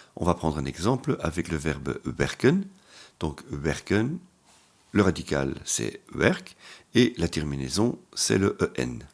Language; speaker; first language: French; native; French